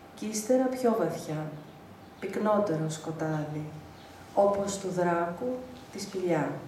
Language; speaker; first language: Greek; native; Greek